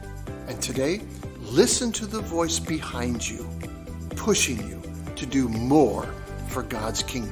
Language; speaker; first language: English; native; English